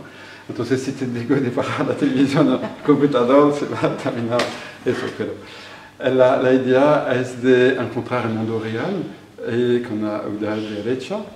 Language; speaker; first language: Spanish; non-native, fluent; French